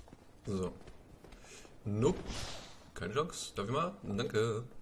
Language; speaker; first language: German; native; German